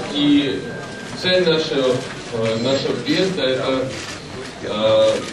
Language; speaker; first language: Russian; non-native, local second language; Georgian